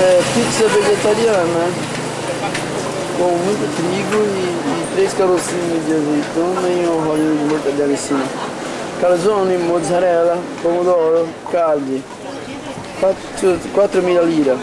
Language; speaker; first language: Italian; non-native, learner; Portuguese